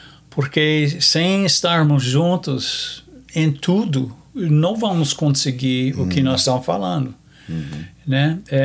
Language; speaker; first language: Portuguese; non-native, fluent; English